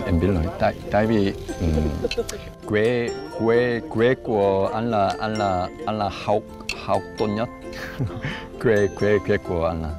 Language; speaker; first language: Vietnamese; non-native, learner; Korean